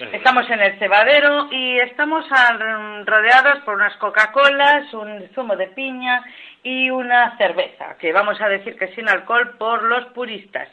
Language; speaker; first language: Spanish; native; Spanish